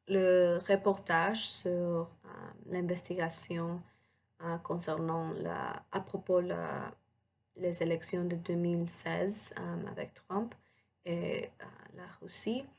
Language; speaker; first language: French; non-native, learner; English